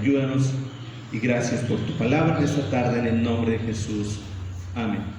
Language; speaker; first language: Spanish; native; Spanish